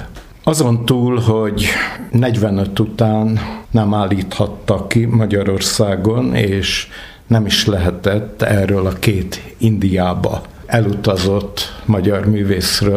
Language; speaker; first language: Hungarian; native; Hungarian